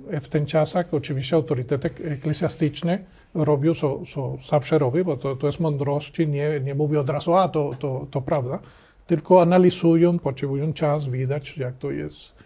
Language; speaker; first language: Polish; non-native, learner; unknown